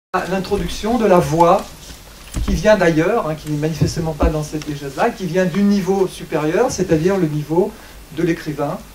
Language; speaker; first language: French; native; French